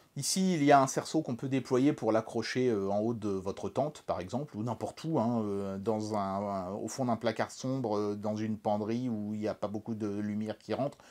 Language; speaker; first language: French; native; French